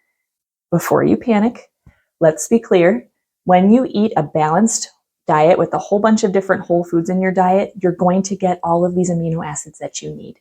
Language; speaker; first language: English; native; English